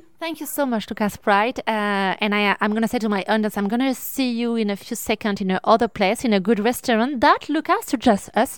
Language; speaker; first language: English; non-native, learner; French